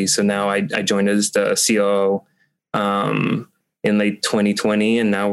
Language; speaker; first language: English; non-native, fluent; French